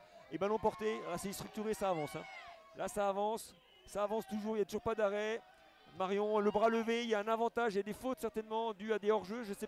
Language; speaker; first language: French; native; French